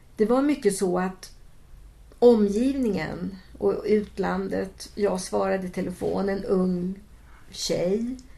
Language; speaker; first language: Swedish; native; Swedish